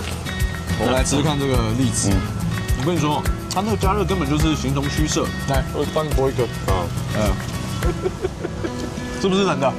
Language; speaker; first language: Chinese; native; Chinese